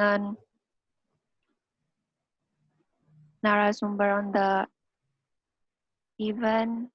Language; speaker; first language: English; non-native, learner; Indonesian